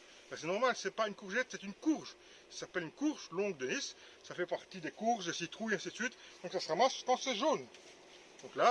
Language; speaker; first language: French; native; French